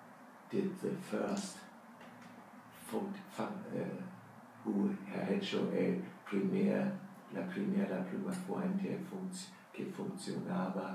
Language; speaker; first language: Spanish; non-native, learner; German